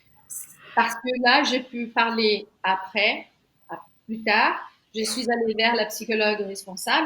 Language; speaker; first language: French; non-native, fluent; Portuguese